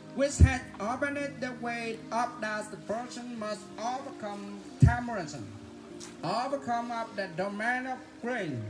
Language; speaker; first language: English; non-native, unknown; Vietnamese